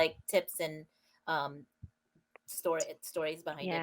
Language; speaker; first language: English; native; English